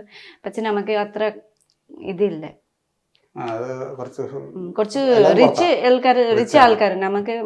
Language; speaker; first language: Malayalam; non-native, fluent; Nepali